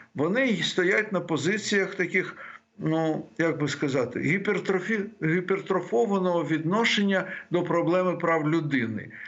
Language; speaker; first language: Ukrainian; native; Ukrainian